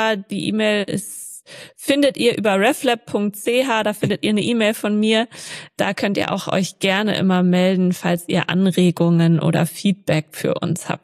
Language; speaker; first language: German; native; German